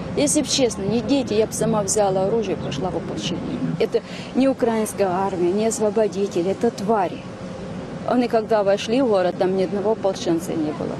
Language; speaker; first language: Russian; non-native, local second language; Ukrainian